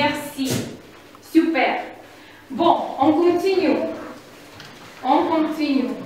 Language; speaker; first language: French; non-native, fluent; Russian